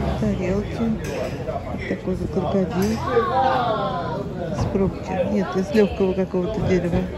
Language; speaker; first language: Russian; native; Russian